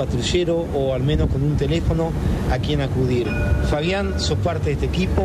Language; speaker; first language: Spanish; native; Spanish